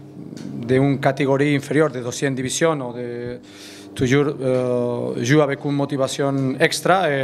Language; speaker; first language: French; non-native, fluent; Spanish